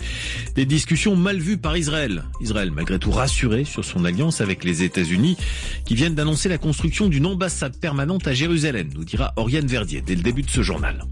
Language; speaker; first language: French; native; French